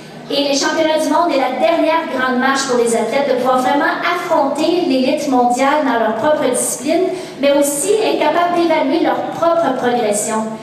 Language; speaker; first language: French; native; French